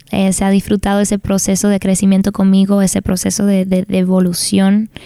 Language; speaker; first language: Spanish; early bilingual, heritage; Spanish